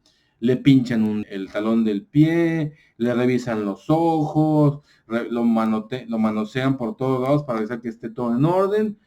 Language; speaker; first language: Spanish; native; Spanish